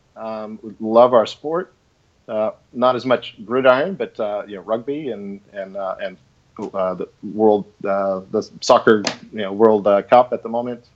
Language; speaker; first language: English; native; English